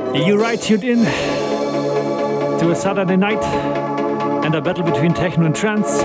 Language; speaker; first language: English; non-native, fluent; German